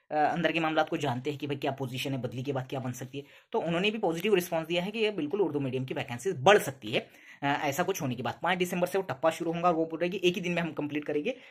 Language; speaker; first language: Hindi; non-native, local second language; Urdu